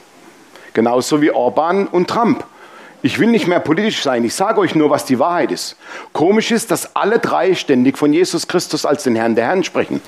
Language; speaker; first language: German; native; German